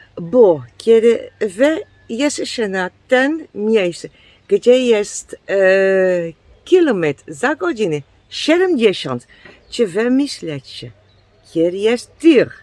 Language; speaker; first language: Polish; non-native, learner; Dutch